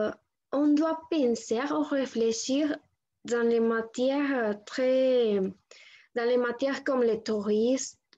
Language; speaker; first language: French; non-native, learner; Spanish